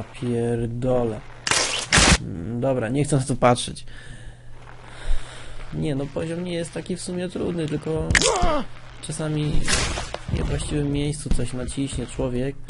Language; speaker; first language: Polish; native; Polish